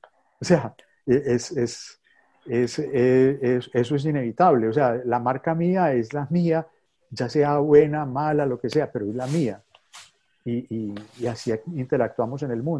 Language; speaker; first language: Spanish; native; Spanish